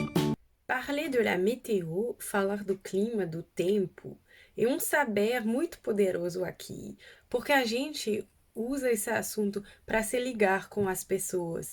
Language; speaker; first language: Portuguese; non-native, fluent; French